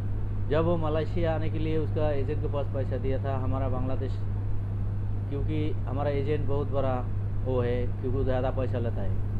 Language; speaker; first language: Hindi; non-native, learner; Bangla